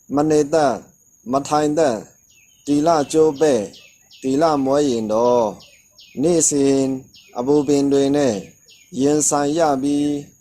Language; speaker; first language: Burmese; non-native, local second language; Shan